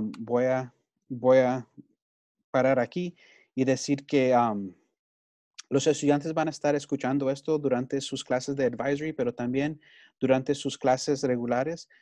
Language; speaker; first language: Spanish; early bilingual, heritage; Spanish